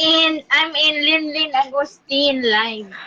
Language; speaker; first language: English; non-native, local second language; Filipino